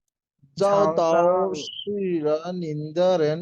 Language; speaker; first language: Chinese; non-native, learner; Bangla